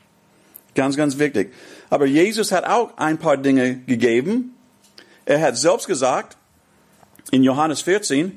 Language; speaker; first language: German; non-native, fluent; English